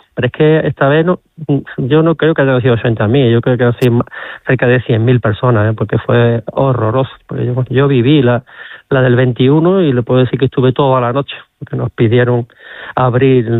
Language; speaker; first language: Spanish; native; Spanish